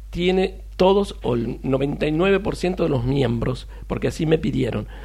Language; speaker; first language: Spanish; native; Spanish